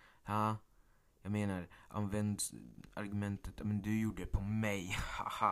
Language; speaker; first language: Swedish; early bilingual, other home language; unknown